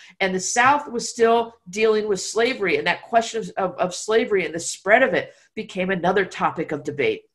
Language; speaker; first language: English; native; English